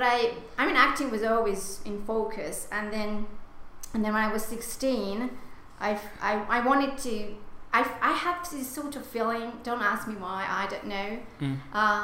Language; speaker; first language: English; non-native, fluent; Hungarian